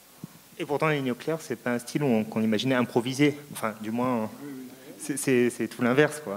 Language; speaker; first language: French; native; French